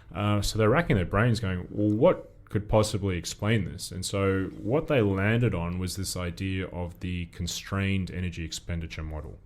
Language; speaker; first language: English; native; English